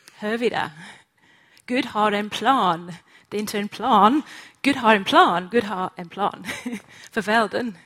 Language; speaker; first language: Swedish; non-native, fluent; English